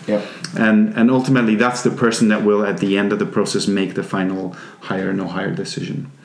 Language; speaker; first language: English; non-native, fluent; Polish